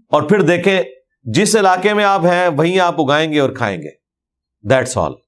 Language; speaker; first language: Urdu; non-native, local second language; Punjabi